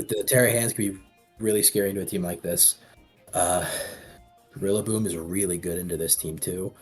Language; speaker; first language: English; native; English